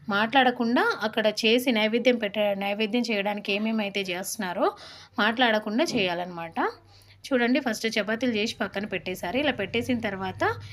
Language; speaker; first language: Telugu; non-native, local second language; Lambadi